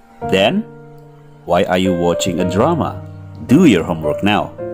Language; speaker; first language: English; non-native, fluent; Indonesian